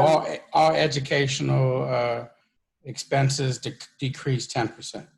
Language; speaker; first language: English; native; English